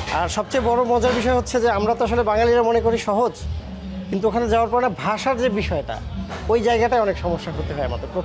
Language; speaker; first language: Bangla; native; Bangla